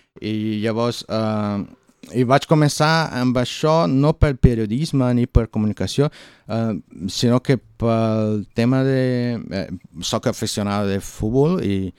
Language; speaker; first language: Catalan; non-native, learner; Portuguese